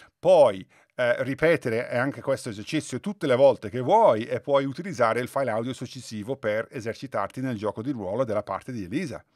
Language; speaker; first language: Italian; non-native, fluent; English